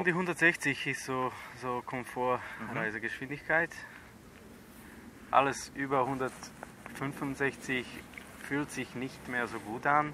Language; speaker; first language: German; non-native, fluent; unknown